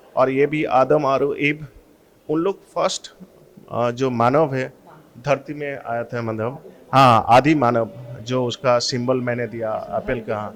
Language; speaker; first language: Hindi; non-native, local second language; Assamese